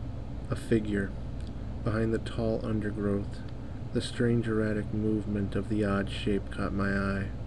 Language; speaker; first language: English; native; English